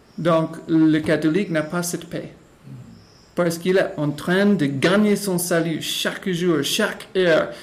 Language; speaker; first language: French; non-native, fluent; English